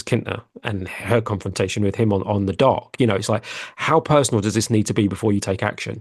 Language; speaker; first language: English; native; English